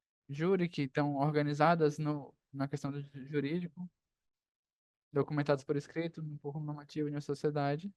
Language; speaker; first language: Portuguese; non-native, fluent; Spanish